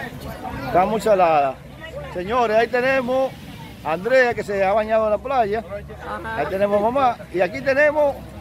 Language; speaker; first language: Spanish; native; Spanish